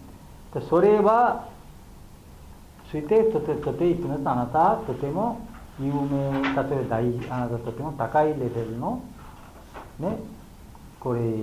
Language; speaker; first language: Japanese; non-native, learner; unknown